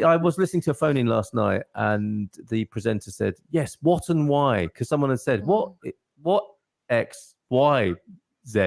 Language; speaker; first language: English; native; English